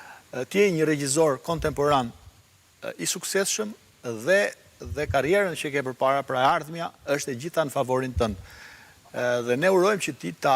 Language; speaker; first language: Albanian; native; Albanian